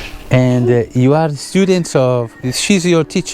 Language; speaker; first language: English; non-native, learner; Spanish